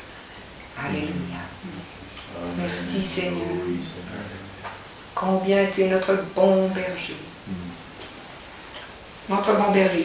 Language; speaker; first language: French; native; French